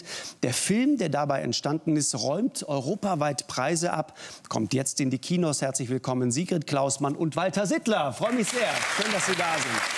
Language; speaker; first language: German; native; German